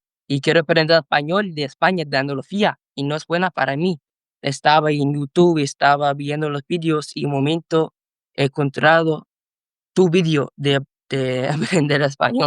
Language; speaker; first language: Spanish; non-native, learner; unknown